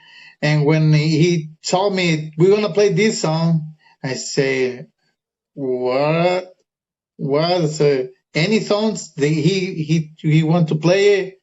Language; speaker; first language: English; early bilingual, other home language; Spanish